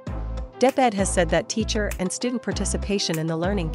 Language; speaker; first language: English; non-native, local second language; Filipino